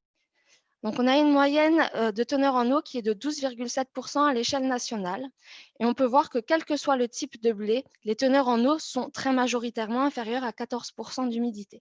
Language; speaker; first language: French; native; French